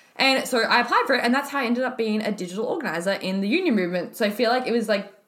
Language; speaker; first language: English; native; English